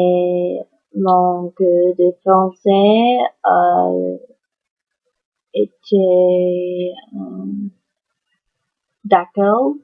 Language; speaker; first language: French; non-native, learner; English